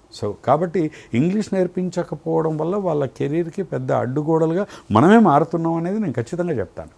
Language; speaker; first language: Telugu; native; Telugu